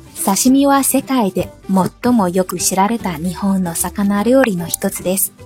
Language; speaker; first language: Japanese; non-native, fluent; Chinese